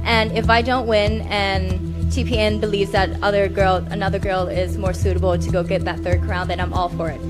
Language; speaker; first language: English; non-native, fluent; Thai